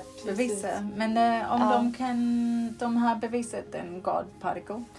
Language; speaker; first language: Swedish; non-native, fluent; English